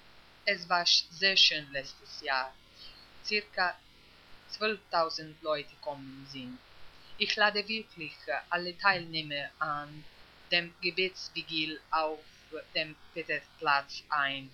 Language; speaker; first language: German; non-native, fluent; Italian